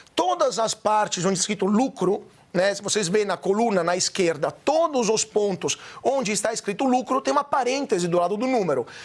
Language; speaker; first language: Portuguese; non-native, fluent; Italian